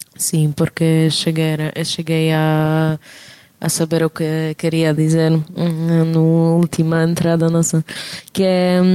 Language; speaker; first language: Portuguese; non-native, fluent; Polish